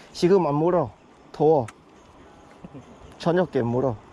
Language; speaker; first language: Korean; non-native, learner; Thai